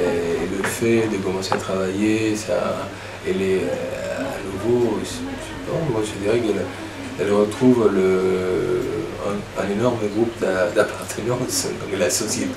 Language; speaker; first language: French; native; French